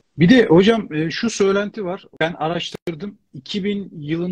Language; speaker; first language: Turkish; native; Turkish